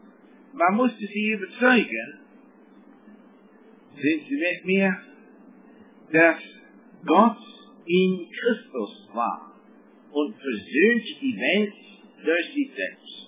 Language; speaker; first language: German; non-native, fluent; English